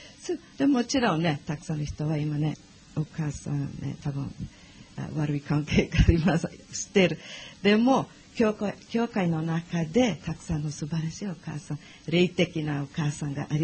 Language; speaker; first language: Japanese; non-native, learner; English